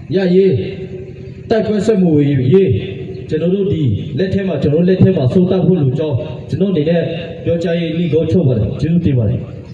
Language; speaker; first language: Burmese; non-native, local second language; Western Kayah